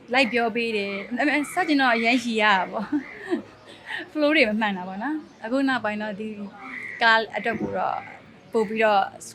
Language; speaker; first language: Burmese; non-native, local second language; Mon